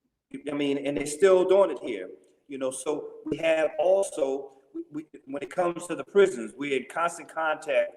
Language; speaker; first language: English; native; English